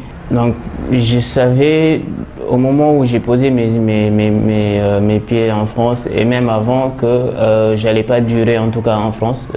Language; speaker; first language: French; non-native, local second language; Wolof